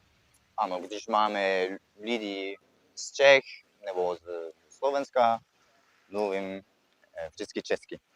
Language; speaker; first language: Czech; non-native, fluent; French